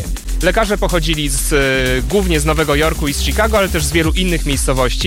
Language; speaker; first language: Polish; native; Polish